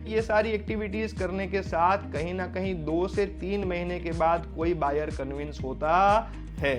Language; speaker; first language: Hindi; non-native, local second language; Gujarati